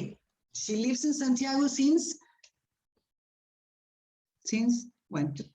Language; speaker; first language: English; non-native, fluent; Spanish